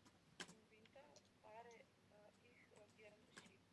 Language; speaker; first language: German; non-native, learner; Macedonian